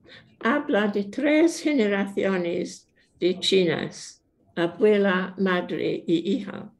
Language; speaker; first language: Spanish; non-native, fluent; English